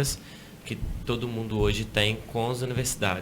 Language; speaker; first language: Portuguese; native; Portuguese